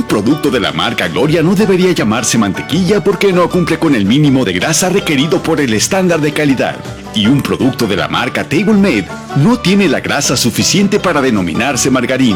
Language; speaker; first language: Spanish; native; Spanish